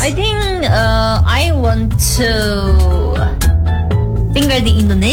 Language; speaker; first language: English; non-native, learner; Korean